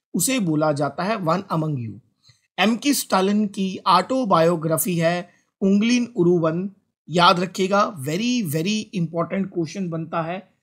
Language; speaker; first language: Hindi; non-native, local second language; Punjabi